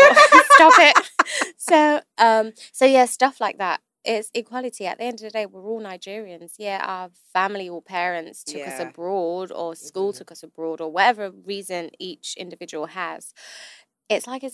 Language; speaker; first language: English; native; English